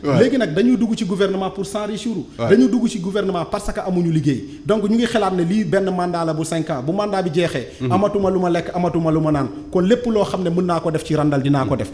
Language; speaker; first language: Wolof; non-native, local second language; Fula